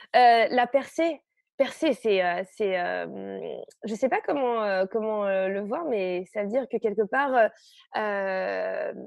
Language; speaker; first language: French; native; French